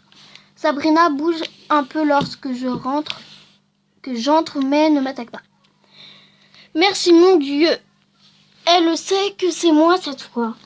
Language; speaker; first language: French; native; French